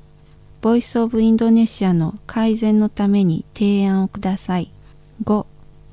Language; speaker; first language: Japanese; non-native, learner; Indonesian